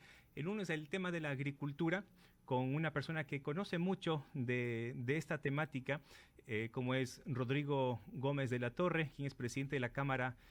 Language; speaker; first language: Spanish; native; Spanish